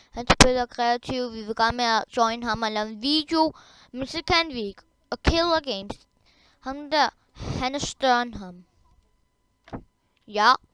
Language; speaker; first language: Danish; early bilingual, other home language; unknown